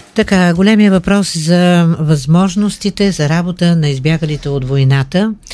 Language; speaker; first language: Bulgarian; native; Bulgarian